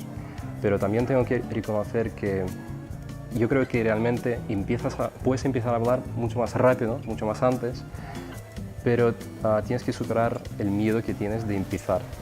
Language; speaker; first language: Spanish; non-native, fluent; Russian